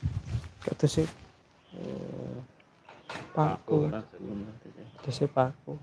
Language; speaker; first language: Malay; non-native, local second language; Javanese